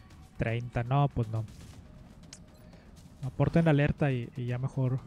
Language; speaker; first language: Spanish; native; Spanish